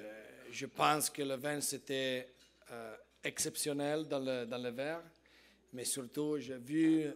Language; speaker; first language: French; non-native, fluent; Italian